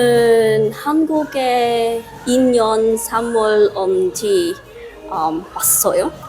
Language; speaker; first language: Korean; non-native, learner; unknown